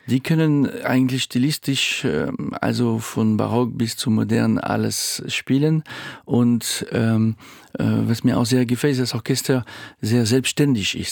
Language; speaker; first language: German; non-native, fluent; French